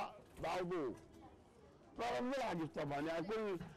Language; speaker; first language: Arabic; native; Arabic